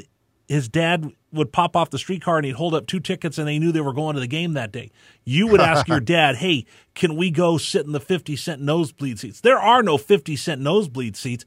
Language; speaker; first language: English; native; English